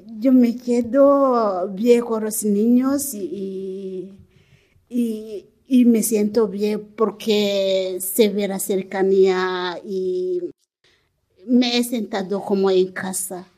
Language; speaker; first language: Spanish; non-native, learner; Kinyarwanda